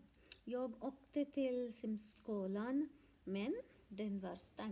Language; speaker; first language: Swedish; non-native, learner; Hindi